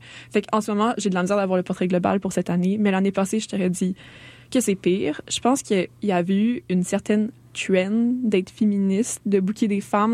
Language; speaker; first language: French; native; French